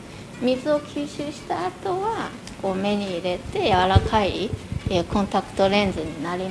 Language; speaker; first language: Japanese; non-native, fluent; Chinese